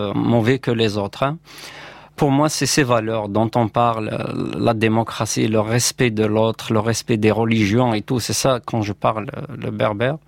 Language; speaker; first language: French; non-native, local second language; Berber languages